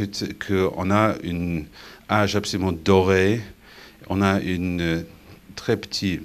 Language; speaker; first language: French; non-native, fluent; English